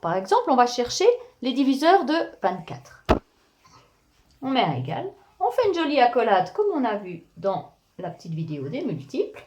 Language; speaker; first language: French; native; French